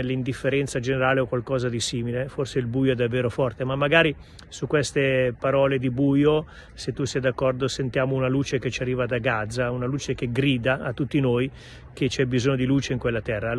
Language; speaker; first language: Italian; native; Italian